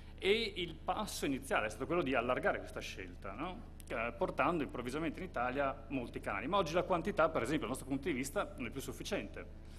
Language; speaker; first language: Italian; native; Italian